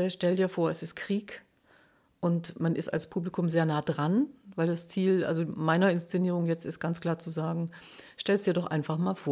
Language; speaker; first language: German; native; German